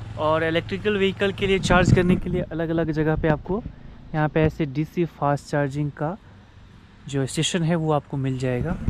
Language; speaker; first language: Hindi; native; Hindi